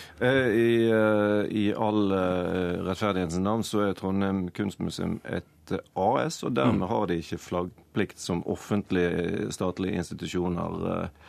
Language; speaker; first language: Norwegian; native; Norwegian